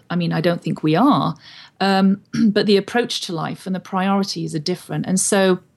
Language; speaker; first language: English; native; English